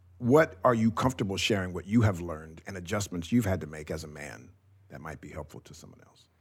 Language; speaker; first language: English; native; English